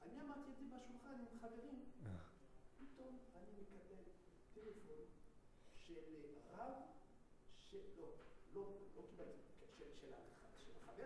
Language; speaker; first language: Hebrew; non-native, fluent; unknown